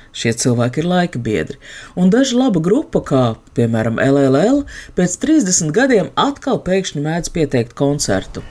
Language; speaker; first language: Latvian; native; Latvian